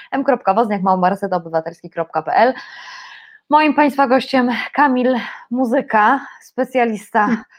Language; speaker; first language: Polish; native; Polish